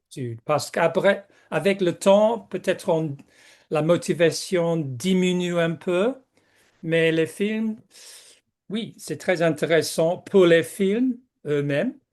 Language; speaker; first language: French; non-native, fluent; English